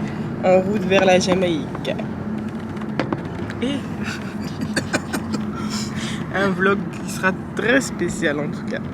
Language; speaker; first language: French; native; French